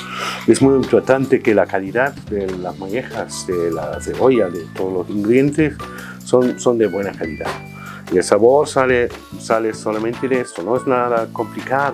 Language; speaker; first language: Spanish; non-native, fluent; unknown